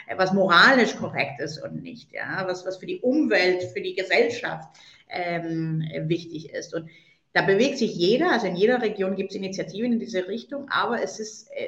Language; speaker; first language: German; non-native, fluent; Spanish